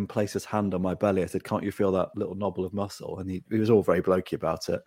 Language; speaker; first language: English; native; English